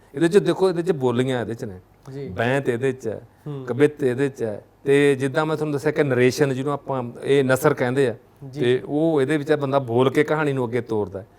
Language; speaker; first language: Punjabi; native; Punjabi